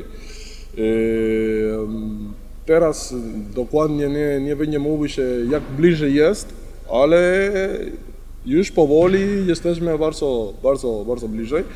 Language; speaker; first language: Polish; non-native, learner; Spanish